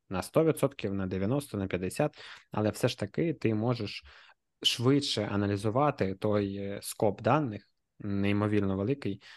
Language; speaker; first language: Ukrainian; native; Ukrainian